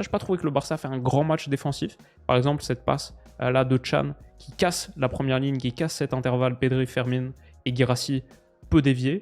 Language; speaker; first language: French; native; French